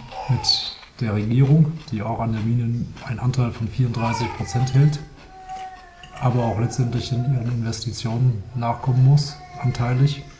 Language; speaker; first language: German; native; German